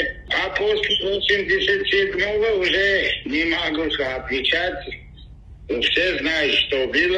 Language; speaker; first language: Russian; non-native, local second language; Armenian